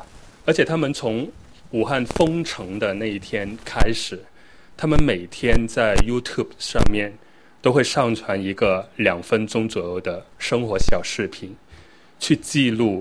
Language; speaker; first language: Chinese; native; Chinese